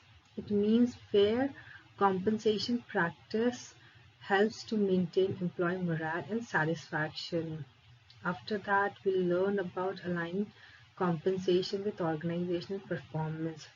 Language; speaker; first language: English; non-native, local second language; Hindi